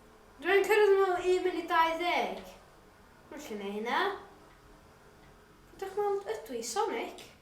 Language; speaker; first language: Welsh; non-native, local second language; English